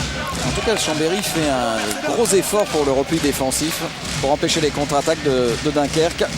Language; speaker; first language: French; native; French